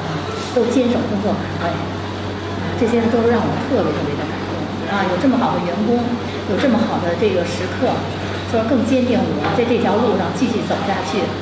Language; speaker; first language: Chinese; native; Chinese